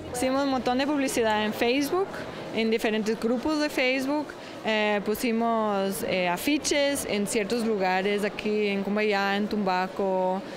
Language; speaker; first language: Spanish; non-native, fluent; German